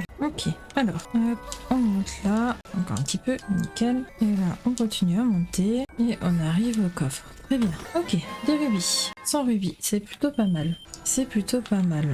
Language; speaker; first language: French; native; French